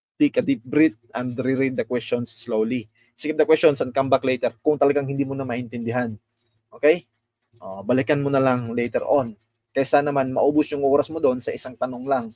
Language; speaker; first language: Filipino; non-native, local second language; Cebuano